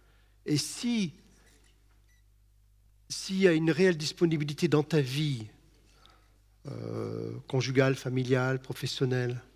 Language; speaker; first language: French; native; French